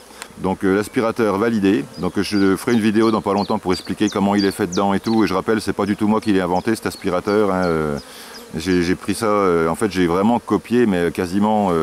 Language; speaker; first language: French; native; French